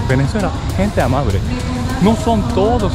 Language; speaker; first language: Spanish; non-native, learner; Japanese